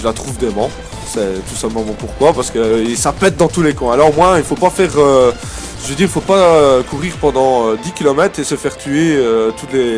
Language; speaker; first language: French; native; French